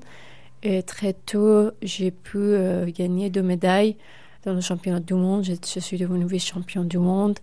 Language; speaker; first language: French; non-native, fluent; Persian